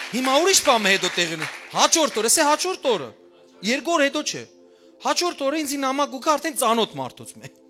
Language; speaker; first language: Armenian; early bilingual, heritage; Armenian